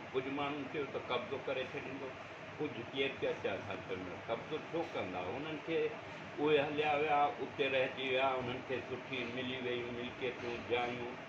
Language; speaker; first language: Sindhi; non-native, local second language; Urdu